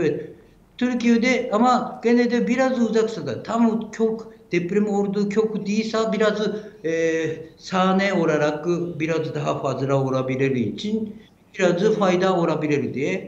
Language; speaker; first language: Turkish; non-native, fluent; Japanese